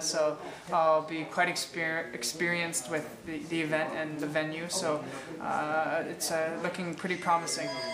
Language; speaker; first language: English; native; English